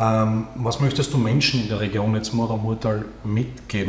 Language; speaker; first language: German; native; German